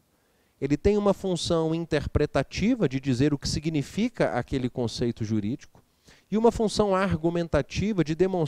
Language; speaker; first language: Portuguese; native; Portuguese